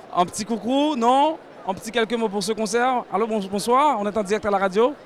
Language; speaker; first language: French; non-native, local second language; Haitian Creole